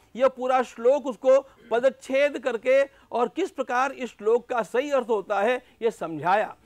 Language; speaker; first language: Hindi; non-native, local second language; Marathi